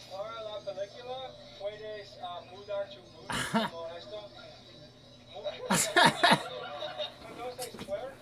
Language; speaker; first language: Spanish; non-native, learner; English